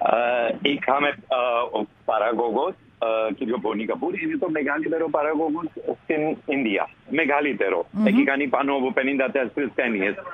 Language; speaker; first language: Greek; non-native, learner; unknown